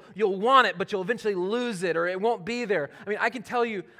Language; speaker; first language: English; native; English